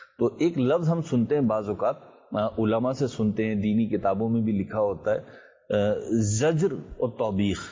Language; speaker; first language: Urdu; native; Urdu